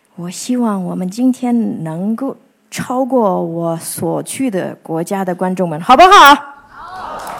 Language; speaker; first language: Chinese; native; Chinese